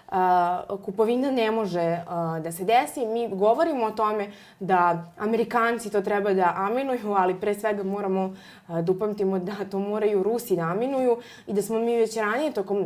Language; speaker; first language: Serbian; native; Serbian